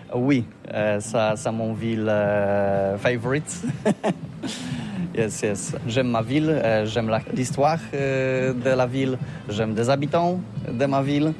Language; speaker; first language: French; non-native, learner; Polish